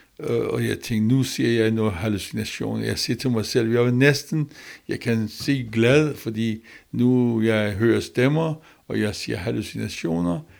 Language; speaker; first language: Danish; non-native, learner; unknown